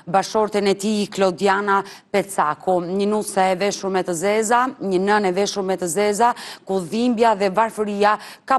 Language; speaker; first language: Albanian; native; Albanian